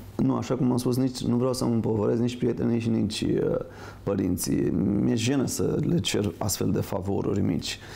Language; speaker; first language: Romanian; native; Romanian